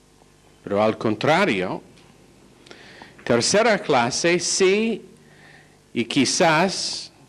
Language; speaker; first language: Spanish; non-native, fluent; English